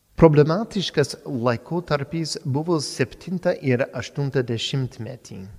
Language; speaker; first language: Lithuanian; non-native, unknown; English